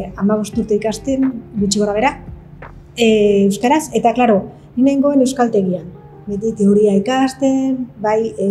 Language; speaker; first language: Basque; non-native, local second language; Spanish